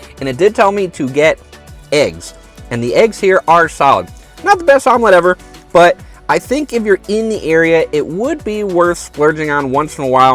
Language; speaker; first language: English; native; English